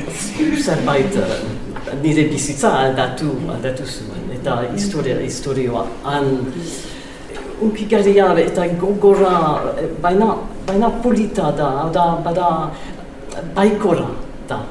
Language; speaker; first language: Basque; non-native, learner; English